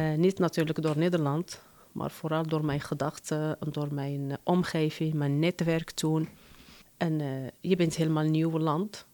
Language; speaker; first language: Dutch; non-native, fluent; Arabic